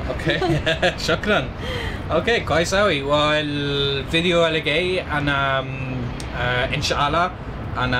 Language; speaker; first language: Arabic; non-native, learner; English